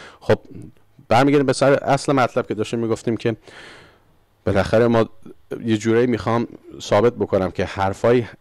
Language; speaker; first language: Persian; early bilingual, heritage; Persian